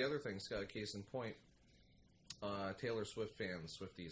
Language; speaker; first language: English; native; English